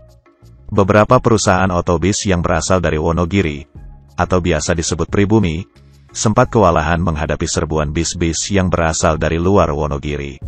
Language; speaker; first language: Indonesian; native; Indonesian